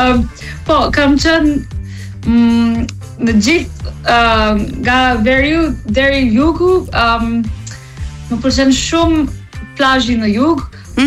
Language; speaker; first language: Albanian; non-native, learner; English